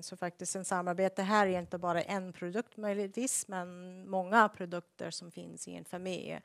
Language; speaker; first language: Swedish; non-native, fluent; English